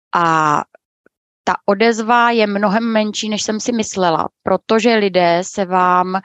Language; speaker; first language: Czech; native; Czech